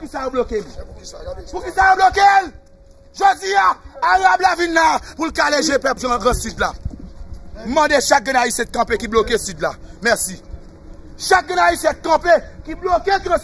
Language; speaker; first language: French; non-native, local second language; Haitian Creole